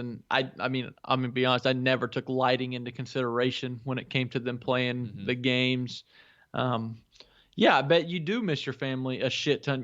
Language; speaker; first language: English; native; English